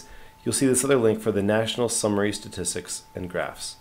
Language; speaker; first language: English; native; English